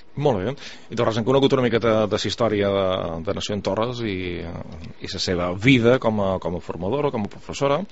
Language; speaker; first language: Catalan; native; Catalan